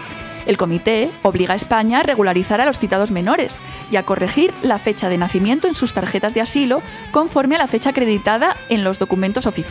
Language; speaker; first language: Spanish; native; Spanish